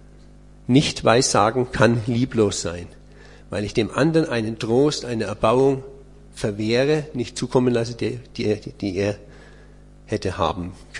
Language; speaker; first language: German; native; German